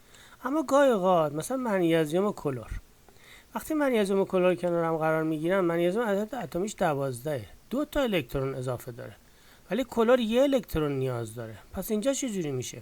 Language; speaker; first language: Persian; native; Persian